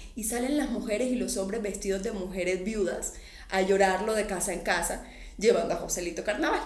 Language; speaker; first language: Spanish; native; Spanish